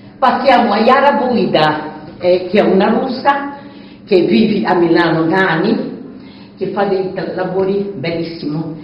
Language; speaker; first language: Italian; non-native, fluent; Portuguese